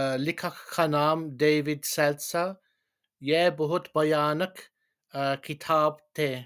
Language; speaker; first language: Hindi; non-native, learner; English